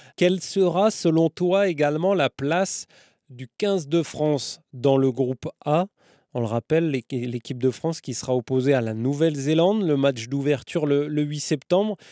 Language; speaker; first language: French; native; French